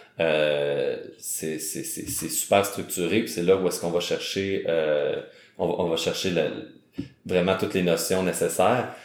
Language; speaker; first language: French; native; French